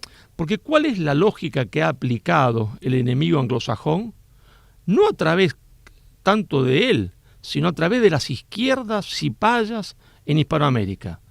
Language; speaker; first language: Spanish; native; Spanish